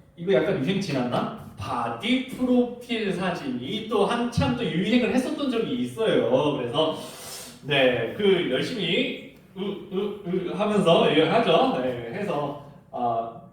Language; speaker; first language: Korean; native; Korean